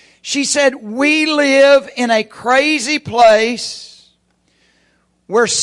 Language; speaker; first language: English; native; English